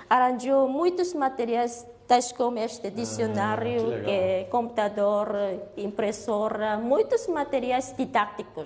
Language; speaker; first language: Portuguese; non-native, fluent; Korean